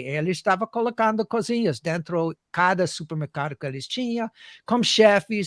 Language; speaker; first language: Portuguese; non-native, fluent; English